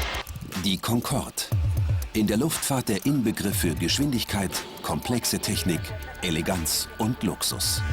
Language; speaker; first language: German; native; German